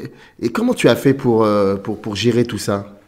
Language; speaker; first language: French; native; French